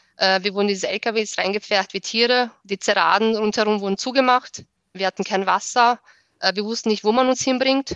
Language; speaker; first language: German; early bilingual, other home language; Bosnian